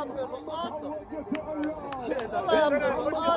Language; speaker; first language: Arabic; native; Arabic